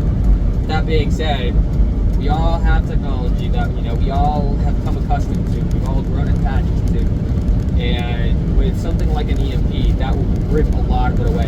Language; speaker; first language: English; native; English